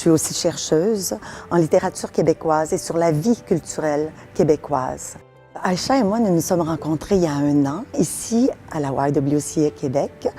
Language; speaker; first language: French; native; French